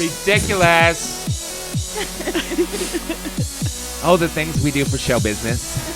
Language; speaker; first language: English; native; English